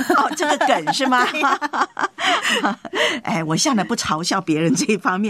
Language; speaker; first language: Chinese; native; Chinese